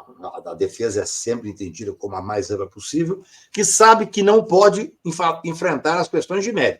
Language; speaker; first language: Portuguese; native; Portuguese